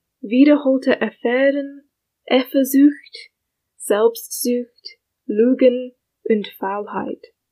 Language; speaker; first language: German; non-native, learner; English